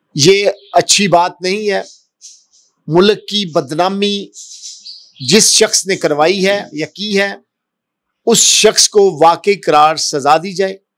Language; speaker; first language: Urdu; non-native, local second language; Punjabi